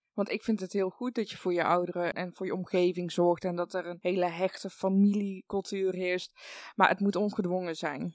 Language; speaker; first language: Dutch; early bilingual, other home language; Persian